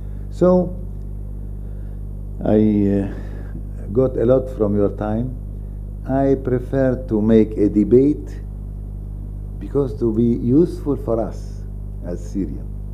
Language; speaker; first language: English; non-native, fluent; Arabic